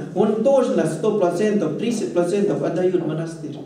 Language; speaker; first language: Russian; non-native, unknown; Thai